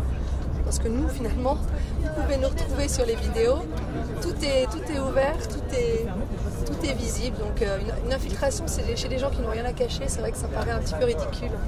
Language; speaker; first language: French; native; French